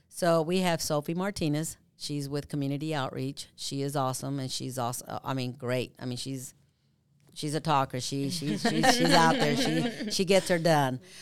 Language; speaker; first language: English; early bilingual, other home language; Spanish